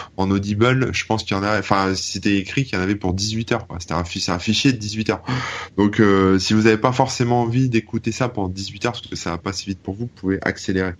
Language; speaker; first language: French; native; French